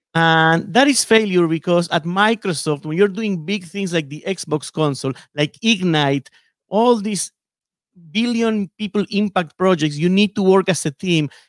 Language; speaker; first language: English; non-native, fluent; Spanish